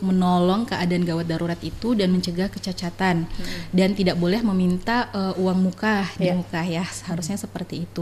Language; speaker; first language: Indonesian; native; Indonesian